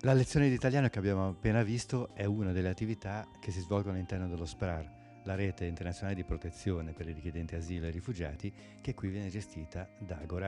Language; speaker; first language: Italian; native; Italian